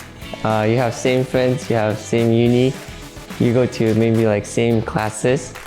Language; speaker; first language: English; non-native, fluent; Russian